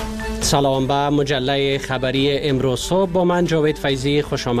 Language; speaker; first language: Persian; native; Persian